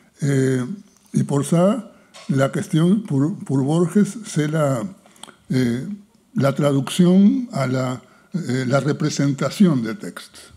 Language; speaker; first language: French; non-native, fluent; Spanish